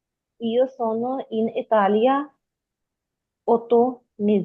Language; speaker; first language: Italian; non-native, learner; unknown